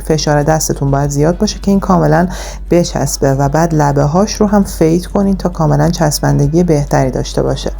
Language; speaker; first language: Persian; native; Persian